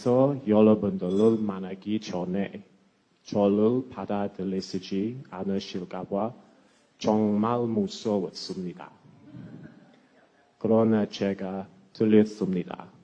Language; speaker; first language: Korean; non-native, learner; English